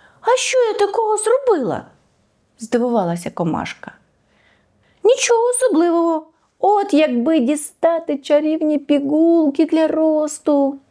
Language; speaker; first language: Ukrainian; native; Ukrainian